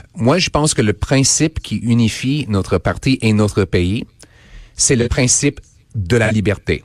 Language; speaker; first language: French; non-native, local second language; English